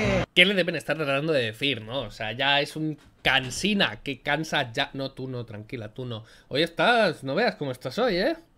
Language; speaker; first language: Spanish; native; Spanish